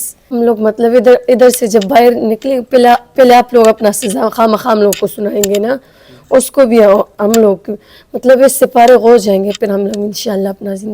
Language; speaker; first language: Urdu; non-native, local second language; Pashto